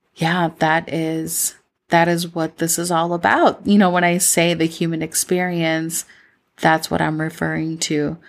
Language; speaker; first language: English; early bilingual, other home language; Spanish